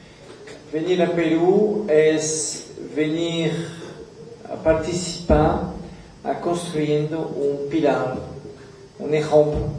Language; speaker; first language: Spanish; non-native, learner; French